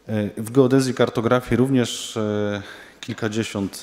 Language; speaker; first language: Polish; native; Polish